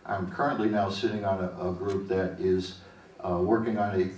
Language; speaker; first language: English; native; English